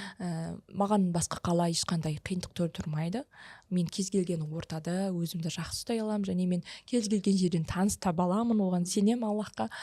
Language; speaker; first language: Kazakh; early bilingual, heritage; Kazakh